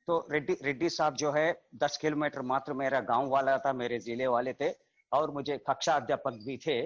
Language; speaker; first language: Hindi; non-native, local second language; Telugu